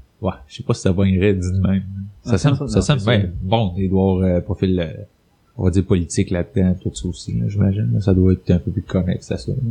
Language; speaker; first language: French; native; French